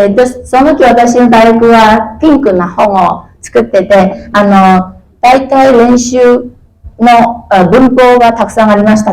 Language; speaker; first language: Japanese; non-native, fluent; Chinese